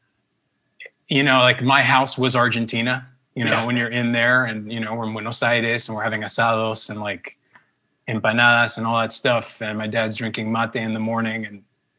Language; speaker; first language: English; early bilingual, other home language; Spanish